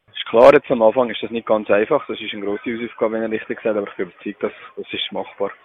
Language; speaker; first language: German; native; German